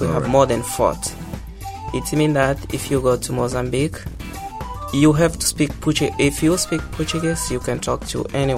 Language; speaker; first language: English; non-native, local second language; Portuguese